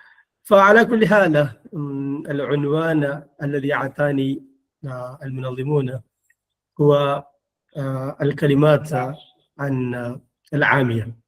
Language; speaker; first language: Arabic; non-native, fluent; Malayalam